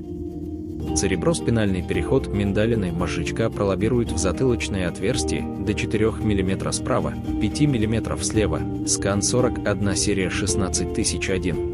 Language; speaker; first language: Russian; native; Russian